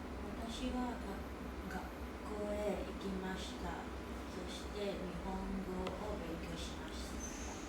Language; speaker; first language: Japanese; non-native, learner; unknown